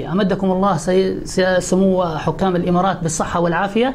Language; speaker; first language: Arabic; native; Arabic